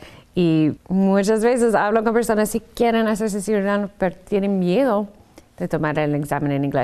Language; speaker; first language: Spanish; non-native, fluent; English